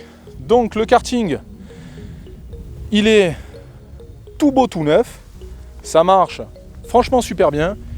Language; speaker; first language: French; native; French